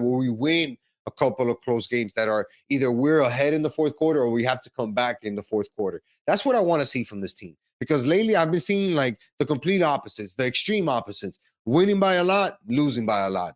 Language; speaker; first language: English; native; English